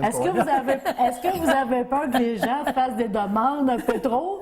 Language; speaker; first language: French; native; French